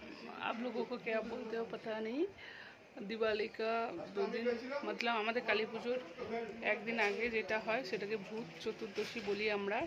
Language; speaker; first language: Hindi; non-native, local second language; Bangla